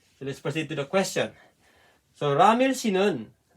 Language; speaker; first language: English; non-native, learner; Filipino